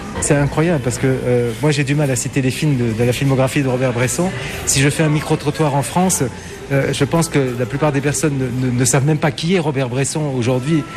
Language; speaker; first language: French; native; French